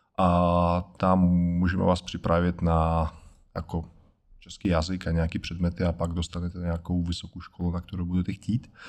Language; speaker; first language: Czech; non-native, fluent; Russian